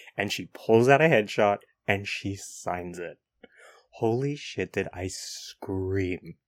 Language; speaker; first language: English; native; English